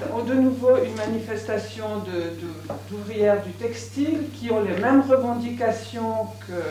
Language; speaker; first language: French; native; French